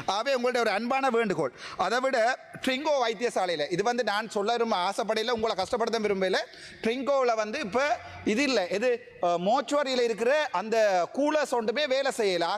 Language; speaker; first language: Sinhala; non-native, local second language; Tamil